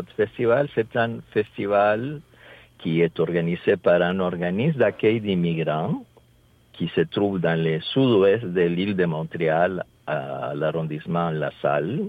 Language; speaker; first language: French; non-native, fluent; Spanish